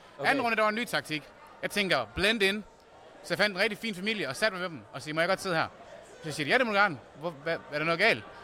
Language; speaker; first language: Danish; native; Danish